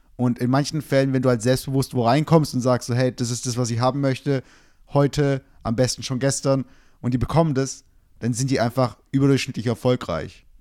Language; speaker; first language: German; early bilingual, other home language; Turkish